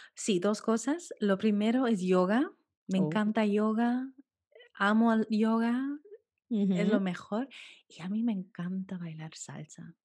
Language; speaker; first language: Spanish; early bilingual, heritage; Spanish